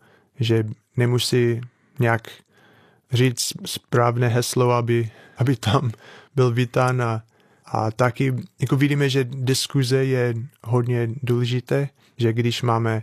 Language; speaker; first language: Czech; non-native, fluent; English